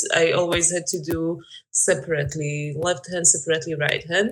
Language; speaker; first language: English; non-native, fluent; Slovak